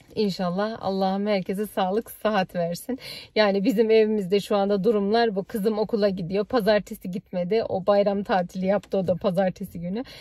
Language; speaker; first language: Turkish; early bilingual, heritage; Turkish